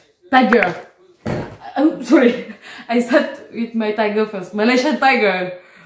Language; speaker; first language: English; non-native, local second language; Malay